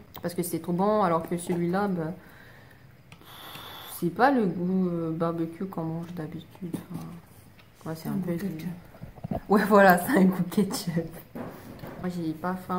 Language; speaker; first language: French; native; French